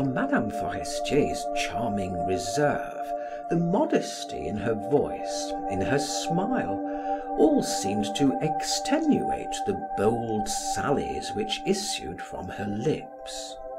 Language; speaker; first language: English; native; English